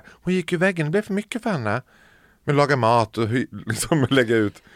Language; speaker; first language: Swedish; native; Swedish